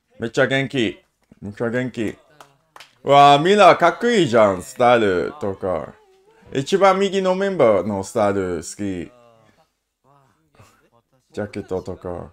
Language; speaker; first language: Japanese; non-native, learner; English